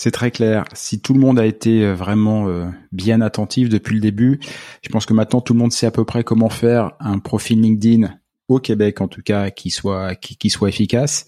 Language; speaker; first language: French; native; French